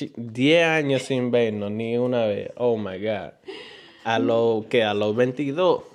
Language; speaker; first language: Spanish; early bilingual, heritage; Spanish